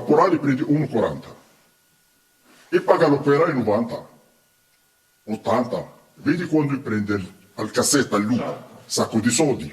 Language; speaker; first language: Italian; non-native, learner; Arabic